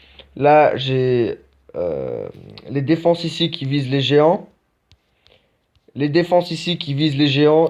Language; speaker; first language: French; native; French